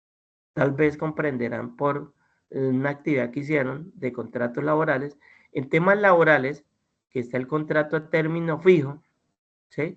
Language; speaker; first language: Spanish; native; Spanish